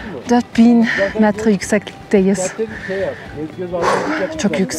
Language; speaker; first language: Turkish; non-native, learner; German